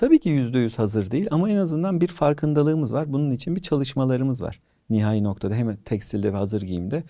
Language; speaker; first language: Turkish; native; Turkish